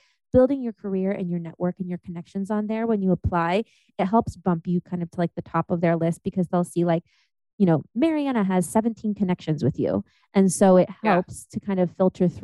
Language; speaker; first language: English; native; English